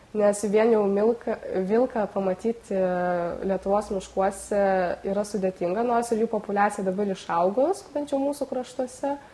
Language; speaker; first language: Lithuanian; native; Lithuanian